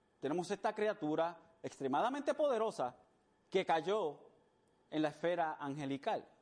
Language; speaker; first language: Spanish; early bilingual, heritage; Spanish